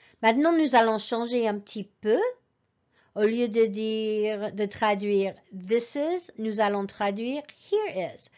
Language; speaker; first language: French; non-native, fluent; English